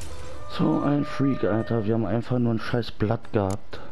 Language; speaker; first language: German; native; German